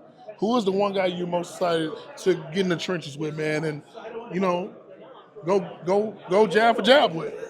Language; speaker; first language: English; native; English